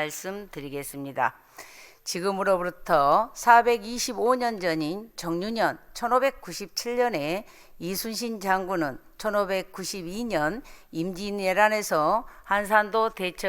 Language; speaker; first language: Korean; native; Korean